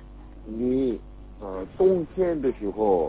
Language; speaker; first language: Chinese; non-native, learner; Korean